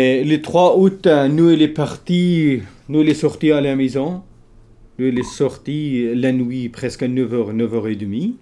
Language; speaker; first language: French; non-native, learner; Kurdish